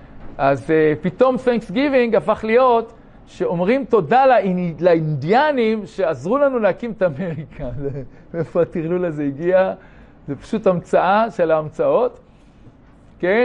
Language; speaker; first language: Hebrew; native; Hebrew